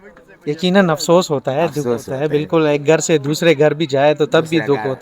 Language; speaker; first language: Urdu; native; Urdu